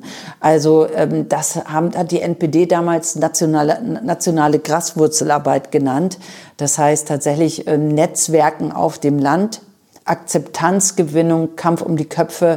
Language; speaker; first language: German; native; German